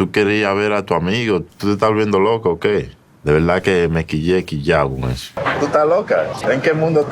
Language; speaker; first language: Spanish; native; Spanish